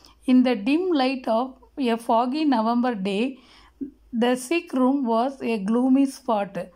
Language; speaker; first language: English; non-native, local second language; Tamil